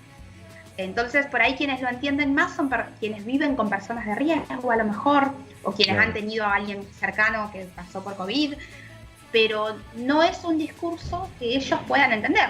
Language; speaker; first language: Spanish; native; Spanish